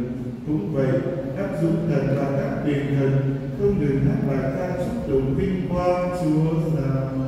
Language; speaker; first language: Vietnamese; native; Vietnamese